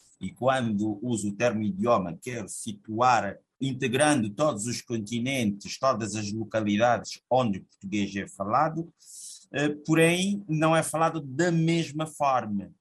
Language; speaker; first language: Portuguese; native; Portuguese